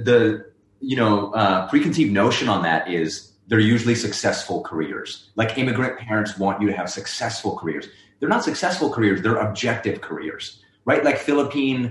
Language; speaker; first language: English; non-native, local second language; Urdu